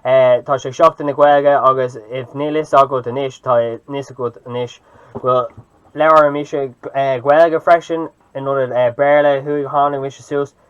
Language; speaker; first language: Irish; non-native, local second language; English